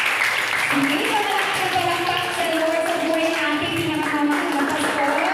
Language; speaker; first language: Filipino; native; Filipino